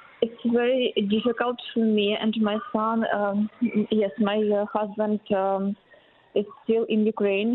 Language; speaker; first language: English; non-native, learner; Ukrainian